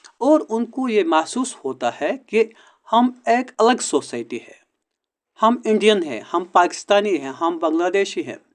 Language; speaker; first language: Urdu; non-native, local second language; Kashmiri